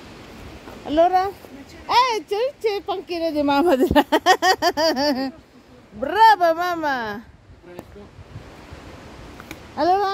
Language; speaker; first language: Italian; non-native, learner; Filipino